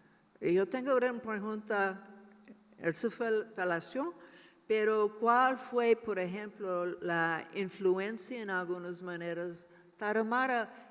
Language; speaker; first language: Spanish; non-native, learner; English